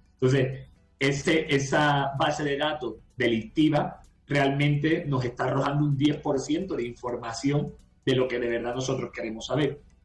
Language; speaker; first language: Spanish; native; Spanish